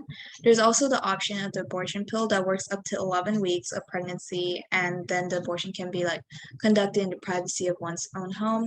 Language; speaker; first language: English; native; English